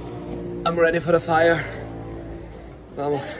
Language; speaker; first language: English; non-native, fluent; German